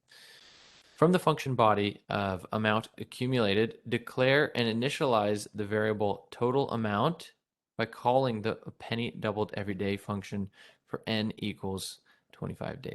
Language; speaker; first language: English; native; English